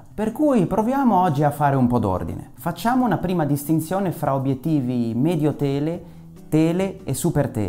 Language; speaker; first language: Italian; native; Italian